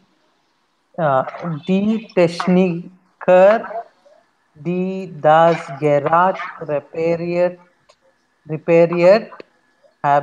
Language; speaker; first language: German; non-native, learner; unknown